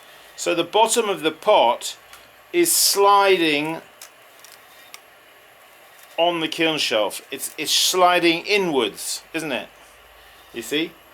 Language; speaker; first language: English; native; English